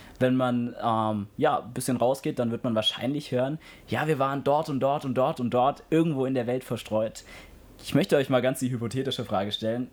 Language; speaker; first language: German; native; German